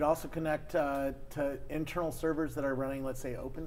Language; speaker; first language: English; native; English